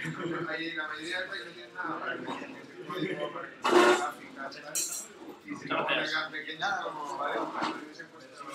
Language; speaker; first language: Spanish; native; Spanish